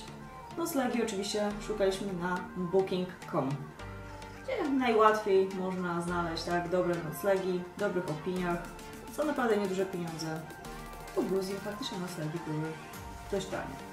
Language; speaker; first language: Polish; native; Polish